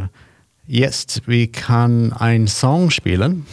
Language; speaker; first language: German; non-native, learner; English